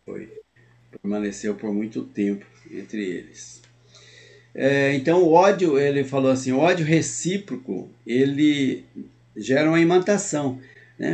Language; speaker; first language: Portuguese; native; Portuguese